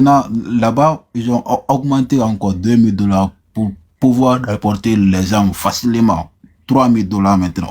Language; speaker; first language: French; non-native, local second language; Susu